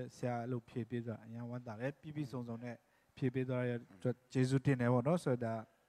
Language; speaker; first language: Burmese; non-native, local second language; Tedim Chin